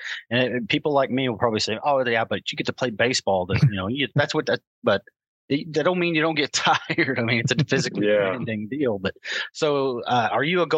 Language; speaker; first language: English; native; English